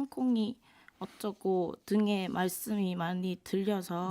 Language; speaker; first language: Korean; non-native, fluent; Cantonese